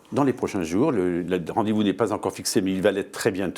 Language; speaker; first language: French; native; French